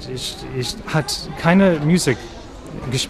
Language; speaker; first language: German; non-native, learner; English